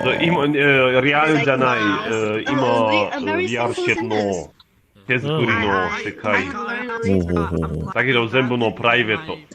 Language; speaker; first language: Japanese; non-native, learner; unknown